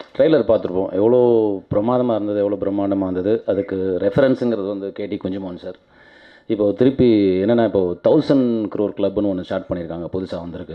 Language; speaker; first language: Tamil; native; Tamil